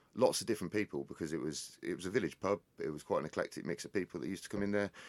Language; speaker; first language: English; native; English